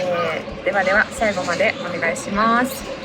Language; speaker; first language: Japanese; non-native, fluent; Russian